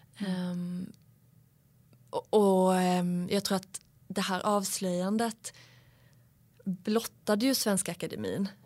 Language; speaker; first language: Swedish; native; Swedish